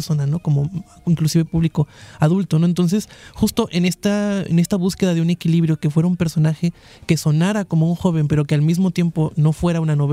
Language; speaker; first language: Spanish; native; Spanish